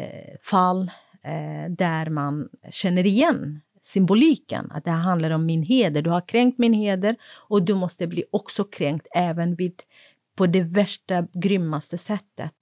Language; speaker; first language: Swedish; non-native, fluent; Kurdish